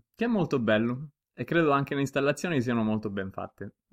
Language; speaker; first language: Italian; native; Italian